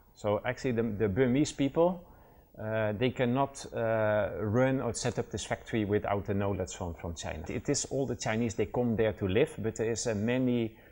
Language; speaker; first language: English; non-native, fluent; Dutch